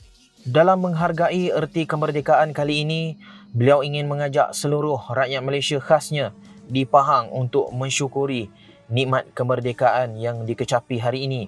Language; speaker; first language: Malay; native; Malay